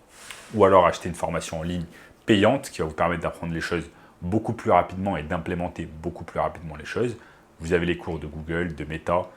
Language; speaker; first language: French; native; French